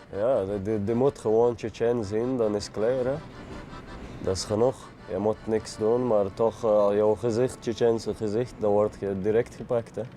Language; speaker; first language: Dutch; non-native, learner; Chechen